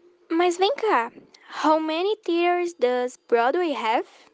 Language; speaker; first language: English; non-native, learner; Portuguese